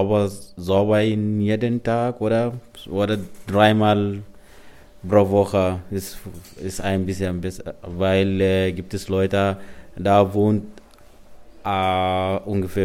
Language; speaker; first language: German; non-native, learner; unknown